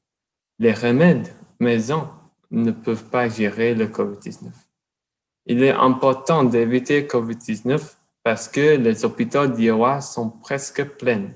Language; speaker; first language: French; non-native, learner; English